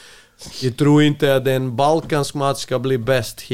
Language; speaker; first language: Swedish; non-native, fluent; Serbian